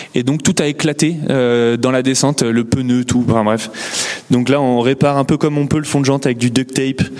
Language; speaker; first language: French; native; French